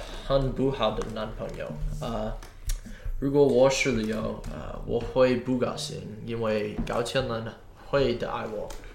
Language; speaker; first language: Chinese; non-native, learner; English